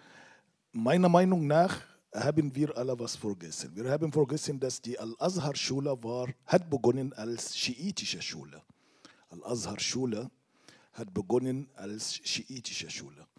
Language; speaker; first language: German; non-native, fluent; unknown